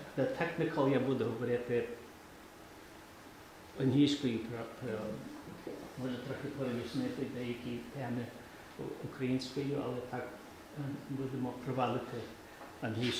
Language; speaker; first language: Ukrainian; early bilingual, heritage; Ukrainian